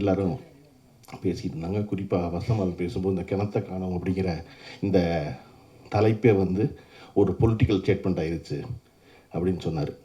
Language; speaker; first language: Tamil; native; Tamil